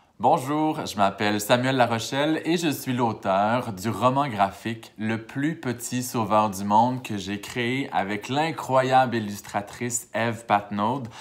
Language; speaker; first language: French; native; French